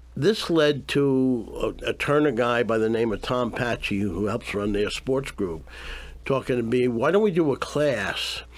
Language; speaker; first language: English; native; English